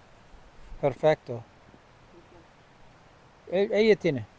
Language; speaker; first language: Spanish; non-native, learner; English